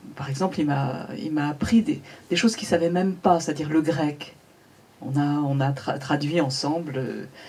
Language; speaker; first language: French; native; French